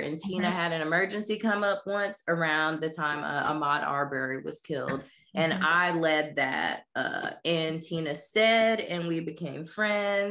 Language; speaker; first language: English; native; English